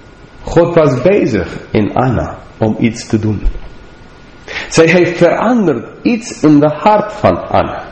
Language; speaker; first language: Dutch; non-native, fluent; English